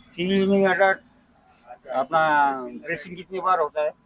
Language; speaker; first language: Hindi; non-native, local second language; Marathi